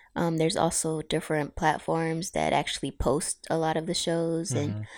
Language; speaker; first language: English; native; English